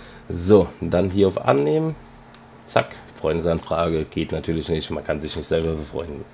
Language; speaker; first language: German; native; German